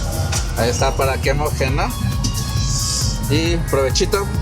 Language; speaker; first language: Spanish; native; Spanish